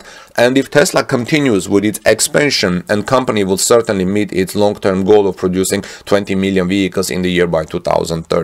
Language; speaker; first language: English; non-native, fluent; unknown